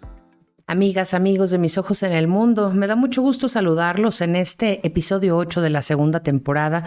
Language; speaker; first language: Spanish; native; Spanish